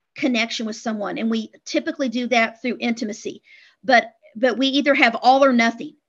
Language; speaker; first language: English; native; English